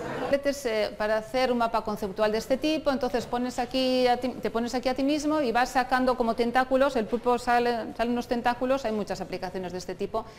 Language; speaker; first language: Spanish; non-native, local second language; Basque